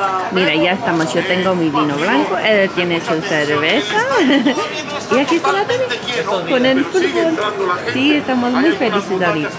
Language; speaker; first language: Spanish; non-native, fluent; English